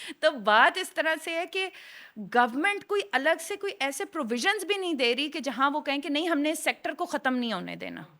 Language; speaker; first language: Urdu; non-native, local second language; Saraiki